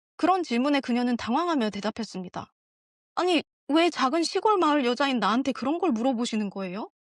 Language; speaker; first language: Korean; early bilingual, heritage; Korean